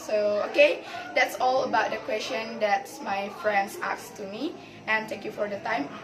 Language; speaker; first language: English; non-native, learner; Indonesian